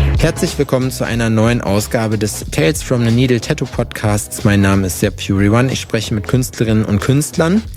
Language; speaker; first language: German; native; German